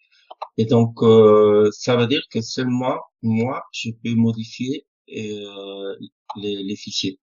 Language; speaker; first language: French; non-native, fluent; Spanish